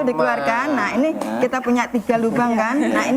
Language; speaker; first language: Indonesian; native; Indonesian